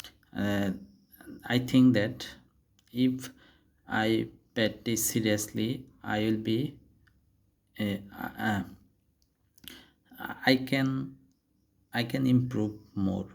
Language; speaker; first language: English; non-native, learner; Bangla